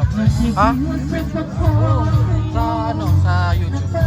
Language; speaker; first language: Filipino; native; Filipino